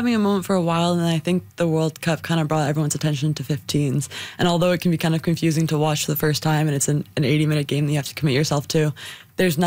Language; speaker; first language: English; native; English